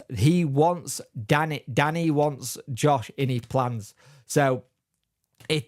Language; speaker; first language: English; native; English